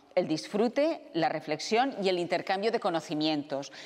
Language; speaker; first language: Spanish; non-native, local second language; Catalan